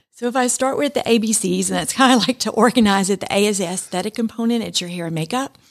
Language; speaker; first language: English; native; English